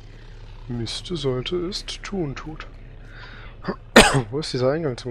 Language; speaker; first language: German; native; German